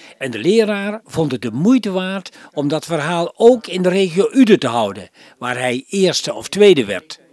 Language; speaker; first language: Dutch; native; Dutch